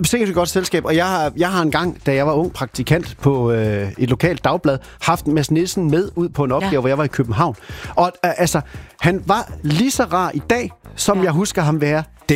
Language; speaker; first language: Danish; native; Danish